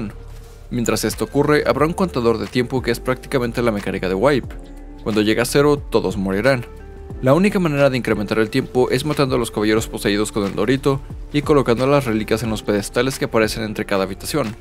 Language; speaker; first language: Spanish; native; Spanish